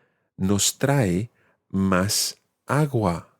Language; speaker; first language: Spanish; non-native, fluent; English